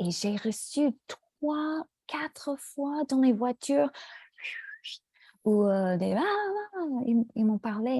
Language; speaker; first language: French; non-native, fluent; English